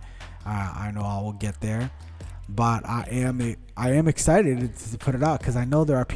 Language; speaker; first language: English; early bilingual, other home language; Portuguese